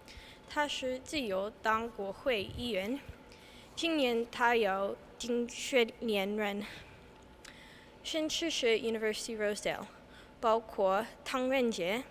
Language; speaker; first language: Chinese; non-native, learner; English